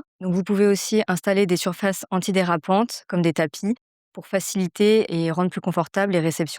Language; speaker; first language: French; native; French